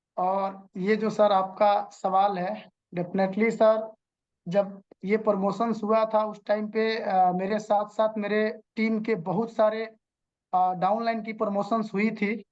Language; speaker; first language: Hindi; non-native, local second language; Bhojpuri